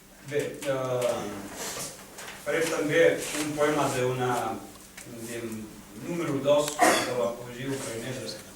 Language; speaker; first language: Catalan; non-native, fluent; Ukrainian